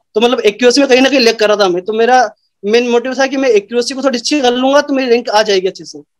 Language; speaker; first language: Hindi; native; Hindi